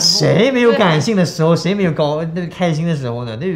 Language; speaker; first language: Chinese; native; Chinese